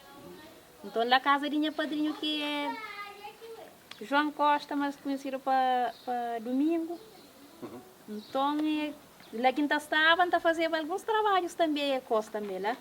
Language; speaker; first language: Portuguese; non-native, local second language; Kabuverdianu